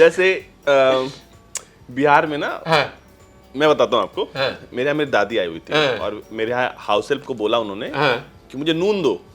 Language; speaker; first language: Hindi; native; Hindi